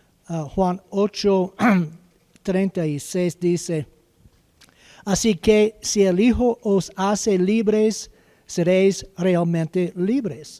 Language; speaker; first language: Spanish; non-native, learner; English